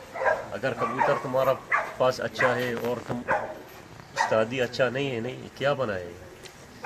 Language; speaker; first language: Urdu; non-native, learner; Arabic